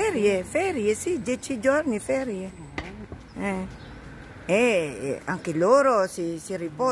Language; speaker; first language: Italian; non-native, learner; Filipino